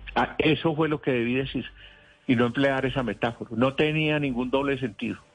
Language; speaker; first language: Spanish; native; Spanish